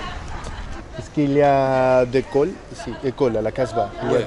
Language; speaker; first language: French; non-native, learner; Spanish